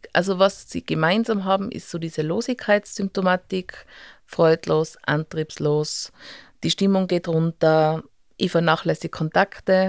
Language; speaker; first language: German; native; German